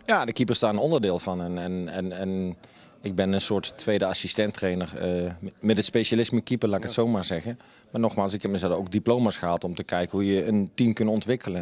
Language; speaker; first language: Dutch; native; Dutch